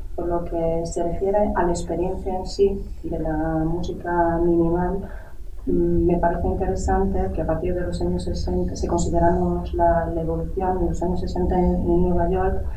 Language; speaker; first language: Spanish; native; Spanish